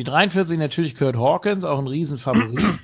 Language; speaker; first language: German; native; German